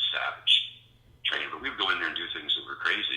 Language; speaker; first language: English; native; English